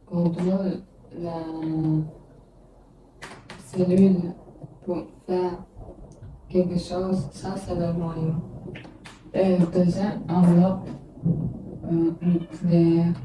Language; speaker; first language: French; non-native, learner; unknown